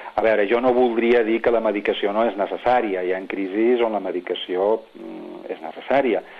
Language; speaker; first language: Catalan; non-native, local second language; Spanish